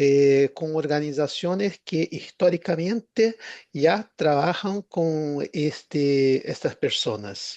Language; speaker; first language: Spanish; non-native, fluent; Portuguese